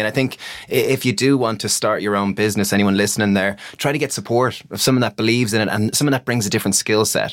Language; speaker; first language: English; native; English